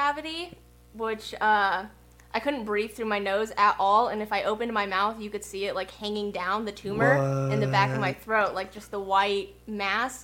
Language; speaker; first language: English; native; English